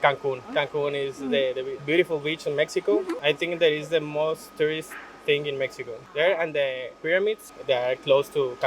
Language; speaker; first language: English; non-native, learner; Spanish